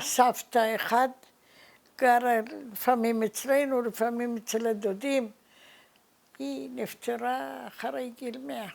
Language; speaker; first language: Hebrew; early bilingual, other home language; Arabic